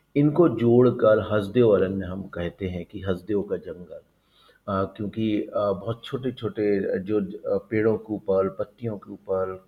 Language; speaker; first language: Hindi; native; Hindi